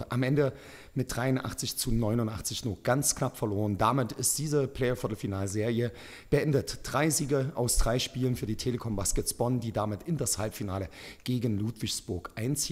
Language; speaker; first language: German; native; German